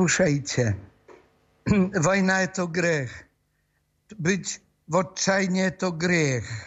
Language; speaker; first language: Russian; non-native, fluent; Polish